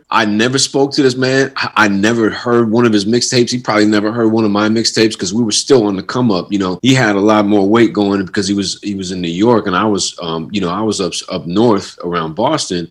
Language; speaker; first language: English; native; English